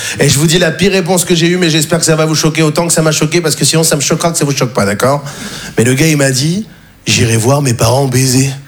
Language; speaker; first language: French; native; French